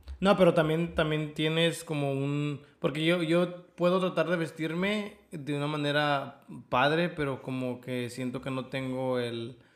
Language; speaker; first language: Spanish; early bilingual, other home language; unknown